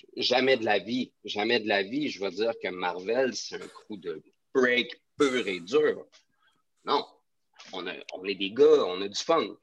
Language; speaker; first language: French; native; French